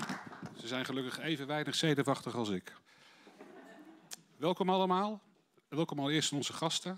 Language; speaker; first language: Dutch; native; Dutch